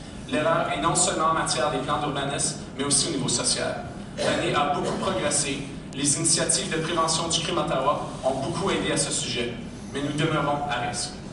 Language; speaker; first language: French; native; French